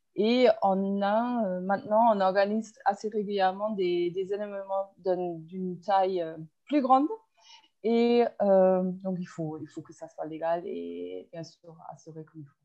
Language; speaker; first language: French; non-native, fluent; German